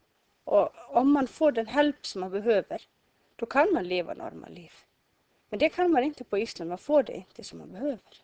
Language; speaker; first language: Swedish; non-native, learner; Icelandic